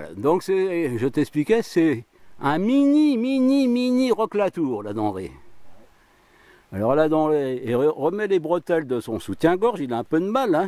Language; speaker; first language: French; native; French